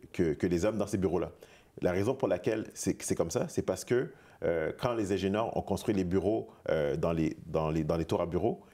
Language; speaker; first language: French; native; French